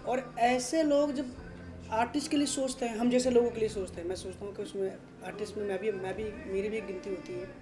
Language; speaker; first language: Hindi; native; Hindi